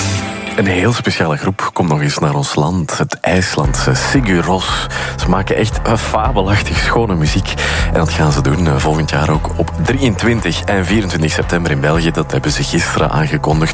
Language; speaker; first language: Dutch; native; Dutch